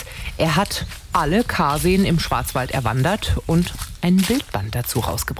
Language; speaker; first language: German; native; German